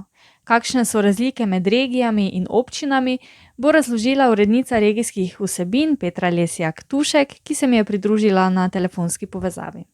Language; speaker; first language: Slovenian; native; Slovenian